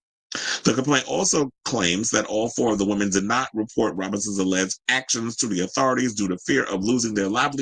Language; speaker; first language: English; native; English